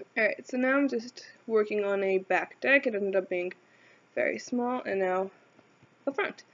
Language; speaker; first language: English; native; English